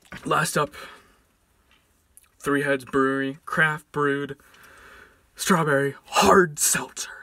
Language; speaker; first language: English; native; English